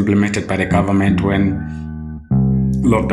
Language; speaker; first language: English; non-native, local second language; Zulu